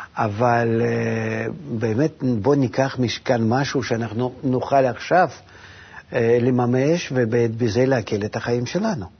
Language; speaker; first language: Hebrew; non-native, fluent; Russian